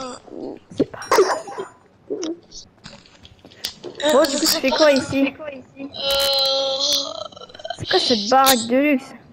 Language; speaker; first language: French; native; French